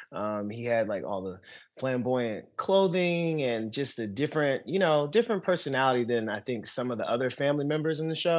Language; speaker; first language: English; native; English